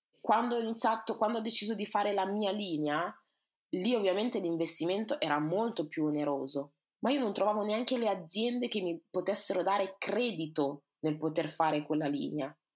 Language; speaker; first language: Italian; early bilingual, other home language; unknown